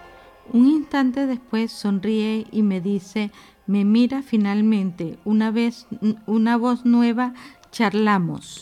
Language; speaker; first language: Spanish; native; Spanish